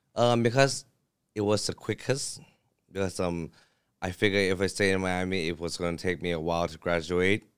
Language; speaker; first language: English; early bilingual, other home language; Thai